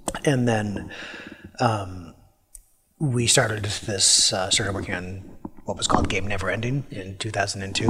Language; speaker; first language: English; native; English